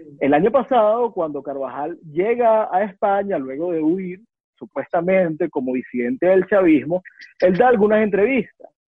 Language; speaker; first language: Spanish; native; Spanish